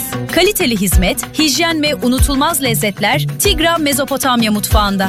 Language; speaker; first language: Turkish; native; Turkish